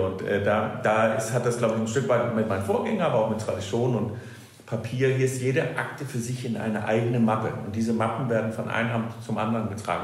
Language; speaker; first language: German; non-native, fluent; Danish